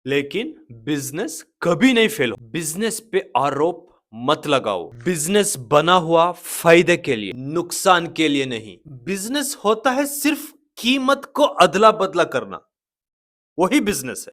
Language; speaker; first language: Hindi; non-native, local second language; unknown